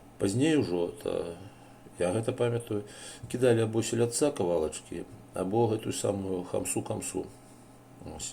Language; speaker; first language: Belarusian; native; Belarusian